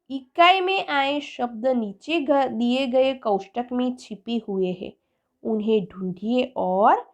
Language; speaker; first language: Hindi; non-native, local second language; Gujarati